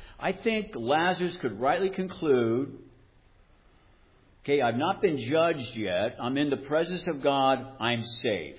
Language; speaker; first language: English; native; English